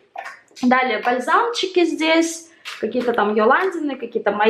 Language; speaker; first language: Russian; native; Russian